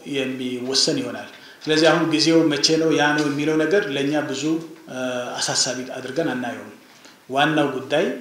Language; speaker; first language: Amharic; non-native, local second language; Wolaytta